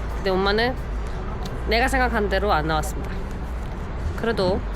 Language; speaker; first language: Korean; non-native, fluent; Ukrainian